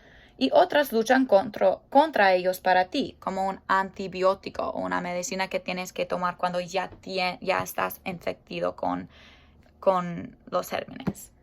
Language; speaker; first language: Spanish; non-native, fluent; English